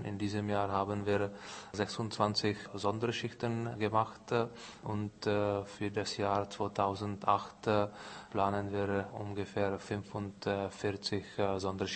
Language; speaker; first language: German; non-native, fluent; Czech